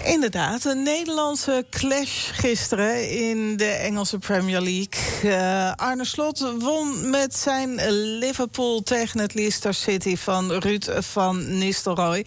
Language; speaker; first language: Dutch; native; Dutch